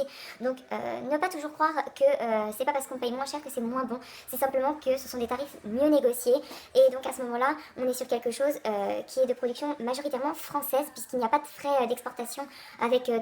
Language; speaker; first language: French; native; French